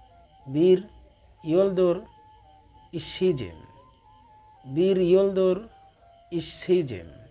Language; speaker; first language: Turkish; non-native, learner; Bangla